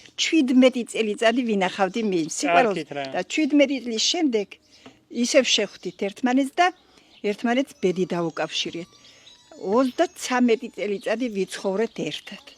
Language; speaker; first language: Georgian; native; Georgian